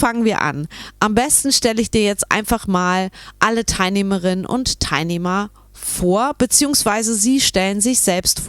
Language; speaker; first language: German; native; German